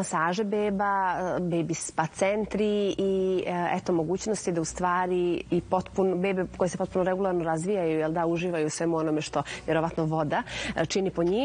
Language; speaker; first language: Serbian; native; Serbian